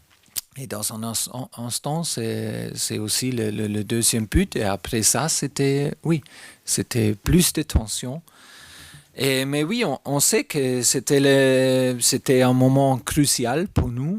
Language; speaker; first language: French; non-native, fluent; German